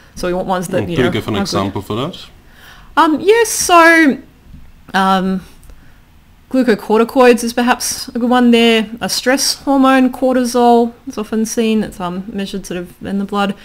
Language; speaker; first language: English; native; English